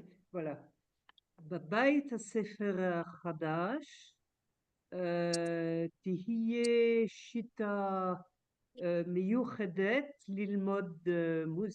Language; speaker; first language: Hebrew; non-native, learner; French